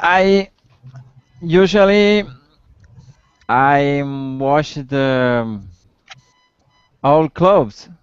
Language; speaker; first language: English; non-native, learner; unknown